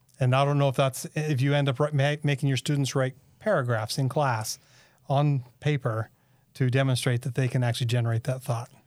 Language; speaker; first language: English; native; English